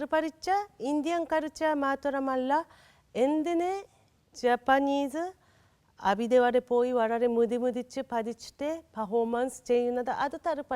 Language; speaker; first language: Malayalam; non-native, learner; Japanese